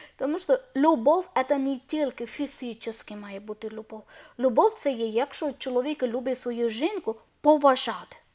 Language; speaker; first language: Ukrainian; non-native, learner; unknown